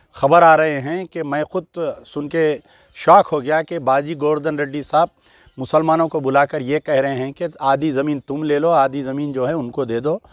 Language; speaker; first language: Hindi; non-native, local second language; Urdu